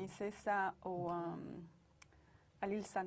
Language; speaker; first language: French; non-native, fluent; Spanish